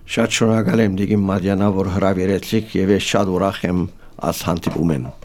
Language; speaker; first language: Armenian; native; Armenian